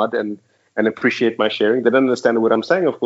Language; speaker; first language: English; native; English